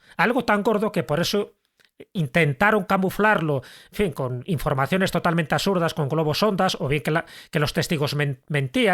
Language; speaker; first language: Spanish; native; Spanish